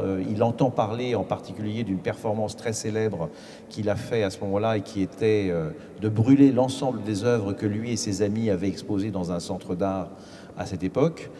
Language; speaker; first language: French; native; French